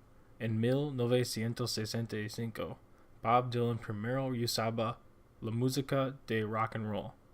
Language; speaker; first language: Spanish; non-native, learner; English